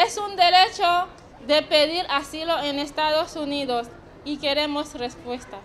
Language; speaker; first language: Spanish; non-native, learner; Haitian Creole